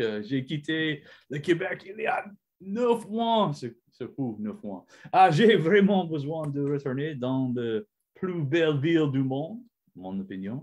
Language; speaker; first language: French; non-native, learner; English